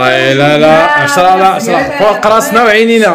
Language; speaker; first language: Arabic; native; Arabic